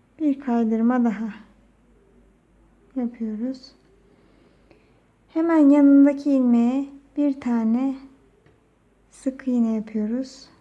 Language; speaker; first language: Turkish; native; Turkish